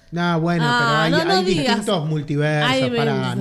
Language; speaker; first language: Spanish; native; Spanish